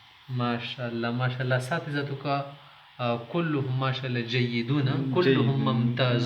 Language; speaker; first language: Arabic; non-native, fluent; Urdu